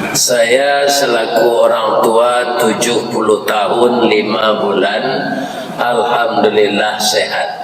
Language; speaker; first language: Malay; non-native, local second language; Minangkabau